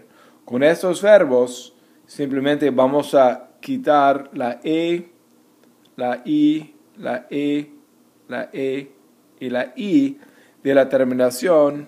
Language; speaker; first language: Spanish; non-native, fluent; English